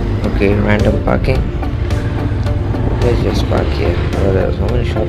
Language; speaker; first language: English; non-native, local second language; Telugu